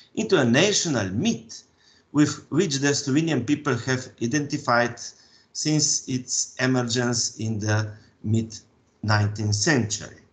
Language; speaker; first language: English; non-native, fluent; Slovenian